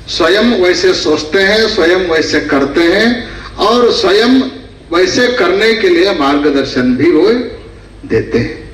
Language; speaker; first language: Hindi; non-native, local second language; Kannada